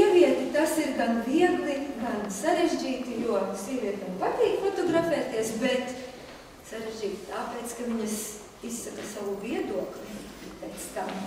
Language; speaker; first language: Latvian; native; Latvian